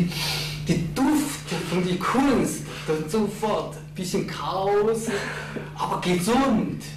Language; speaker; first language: German; non-native, learner; Chinese